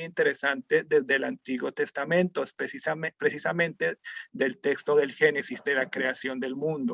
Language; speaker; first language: Spanish; native; Spanish